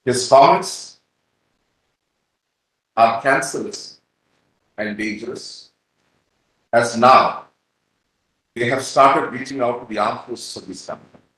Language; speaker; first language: English; non-native, local second language; Hindi